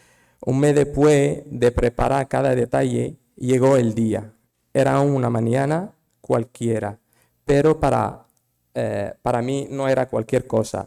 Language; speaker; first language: Spanish; non-native, fluent; Arabic